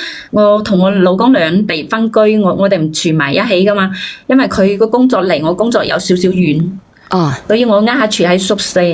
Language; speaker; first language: Cantonese; native; Cantonese